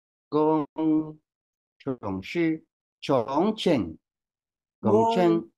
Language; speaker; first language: Chinese; non-native, learner; Swahili